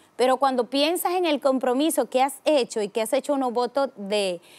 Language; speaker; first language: Spanish; native; Spanish